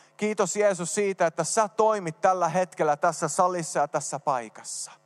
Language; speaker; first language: Finnish; early bilingual, heritage; Finnish